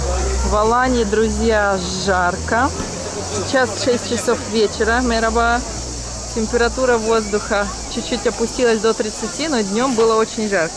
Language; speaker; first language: Russian; native; Russian